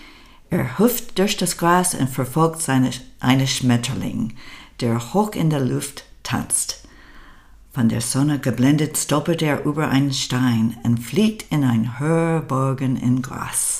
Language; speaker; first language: German; non-native, learner; English